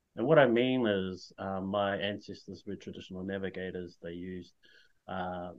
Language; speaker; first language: English; native; English